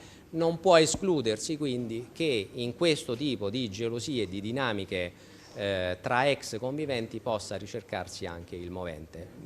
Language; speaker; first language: Italian; native; Italian